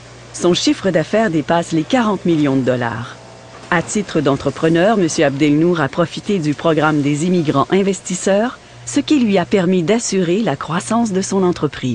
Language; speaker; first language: French; native; French